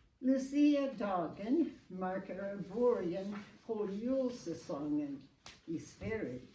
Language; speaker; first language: Swedish; non-native, learner; English